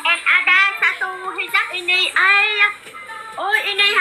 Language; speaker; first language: Indonesian; non-native, learner; Vietnamese